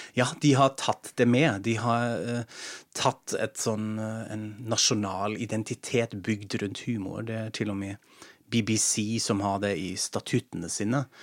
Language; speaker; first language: Norwegian; non-native, fluent; German